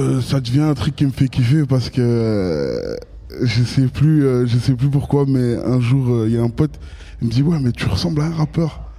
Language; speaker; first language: French; native; French